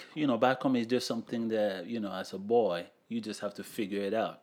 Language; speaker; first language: English; non-native, fluent; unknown